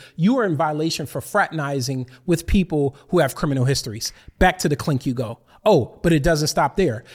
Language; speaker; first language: English; native; English